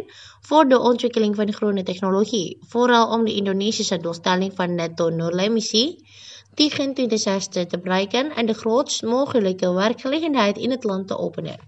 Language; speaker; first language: Dutch; non-native, fluent; Indonesian